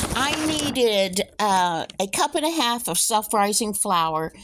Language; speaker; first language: English; native; English